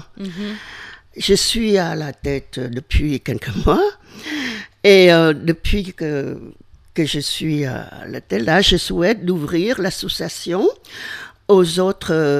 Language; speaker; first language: French; non-native, fluent; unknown